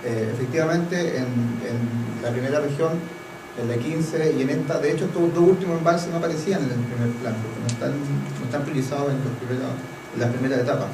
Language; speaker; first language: Spanish; native; Spanish